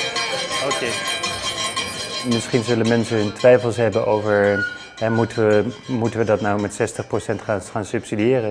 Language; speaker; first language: Dutch; native; Dutch